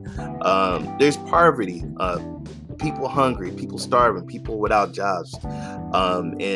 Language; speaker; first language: English; native; English